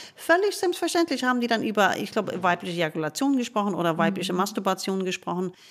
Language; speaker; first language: German; non-native, fluent; English